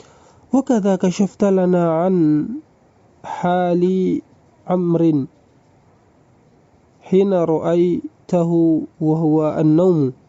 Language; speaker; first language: Arabic; non-native, fluent; Indonesian